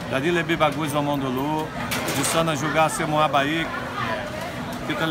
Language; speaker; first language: Indonesian; non-native, learner; Portuguese